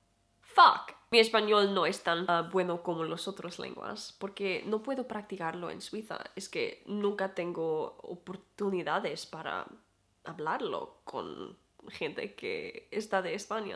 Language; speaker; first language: Spanish; non-native, learner; German